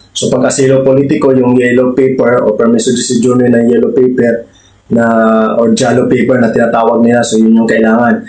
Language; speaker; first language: Filipino; native; Filipino